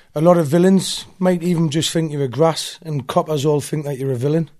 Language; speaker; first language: English; native; English